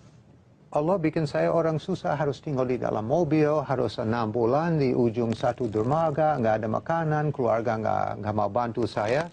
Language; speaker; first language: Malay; non-native, fluent; English